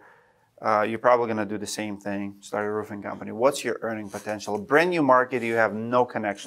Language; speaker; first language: English; non-native, fluent; Russian